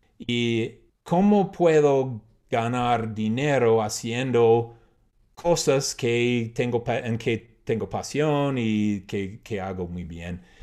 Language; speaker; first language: Spanish; non-native, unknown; English